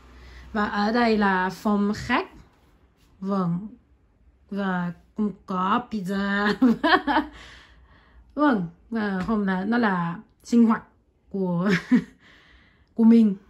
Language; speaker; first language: Vietnamese; non-native, learner; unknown